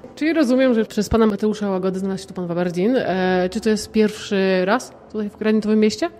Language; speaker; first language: Polish; native; Polish